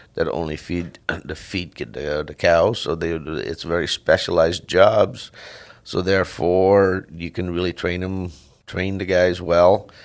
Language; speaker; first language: English; non-native, fluent; Dutch